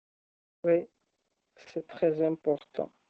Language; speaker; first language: French; non-native, local second language; Arabic